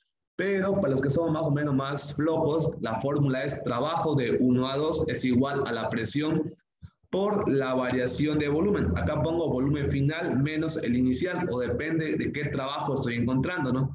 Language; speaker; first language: Spanish; native; Spanish